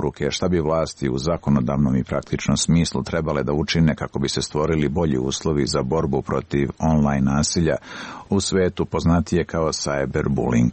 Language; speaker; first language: Serbian; native; Serbian